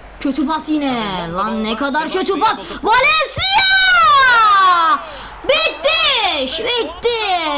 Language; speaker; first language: Turkish; non-native, learner; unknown